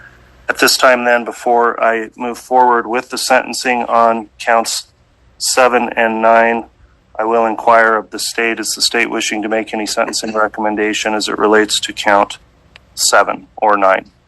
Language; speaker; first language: English; native; English